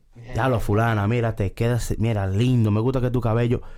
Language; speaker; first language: Spanish; early bilingual, heritage; Spanish